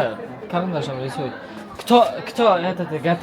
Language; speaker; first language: Russian; non-native, local second language; Uzbek